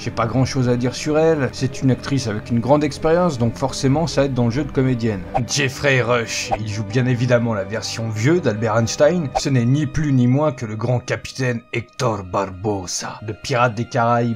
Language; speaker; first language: French; native; French